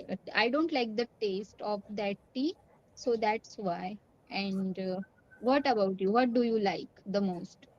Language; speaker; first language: English; non-native, learner; Marathi